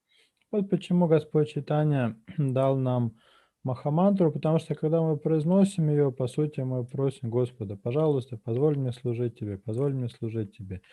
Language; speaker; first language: Russian; native; Russian